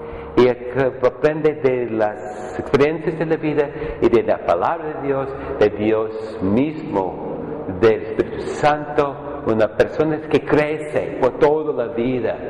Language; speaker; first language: Spanish; non-native, fluent; English